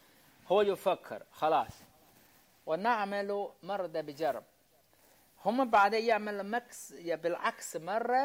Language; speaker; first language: Arabic; non-native, learner; Chinese